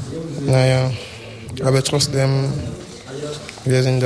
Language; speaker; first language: German; non-native, learner; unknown